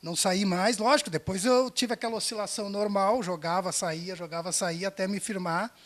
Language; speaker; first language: Portuguese; native; Portuguese